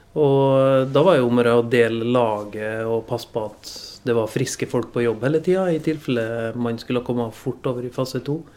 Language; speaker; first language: Norwegian; native; Norwegian